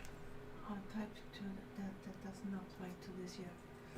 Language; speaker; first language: English; native; English